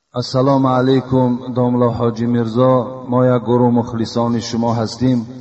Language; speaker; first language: Persian; native; Persian